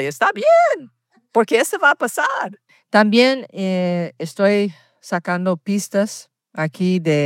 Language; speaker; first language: Spanish; early bilingual, heritage; Spanish